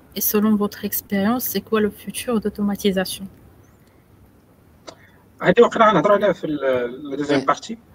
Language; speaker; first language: French; non-native, local second language; Arabic